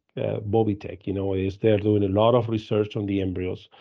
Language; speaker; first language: English; non-native, fluent; Spanish